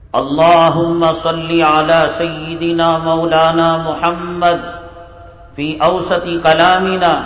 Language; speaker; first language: Urdu; native; Urdu